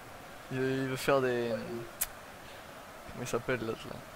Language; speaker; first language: French; native; French